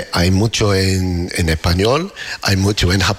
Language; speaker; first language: Spanish; non-native, learner; English